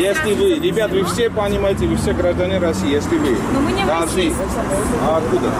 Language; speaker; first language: Russian; non-native, learner; Armenian